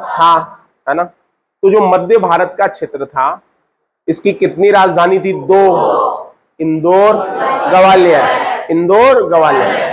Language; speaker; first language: Hindi; native; Hindi